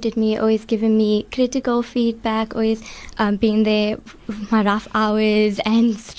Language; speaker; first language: English; native; English